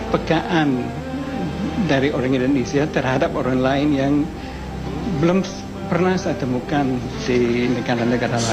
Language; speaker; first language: Indonesian; non-native, fluent; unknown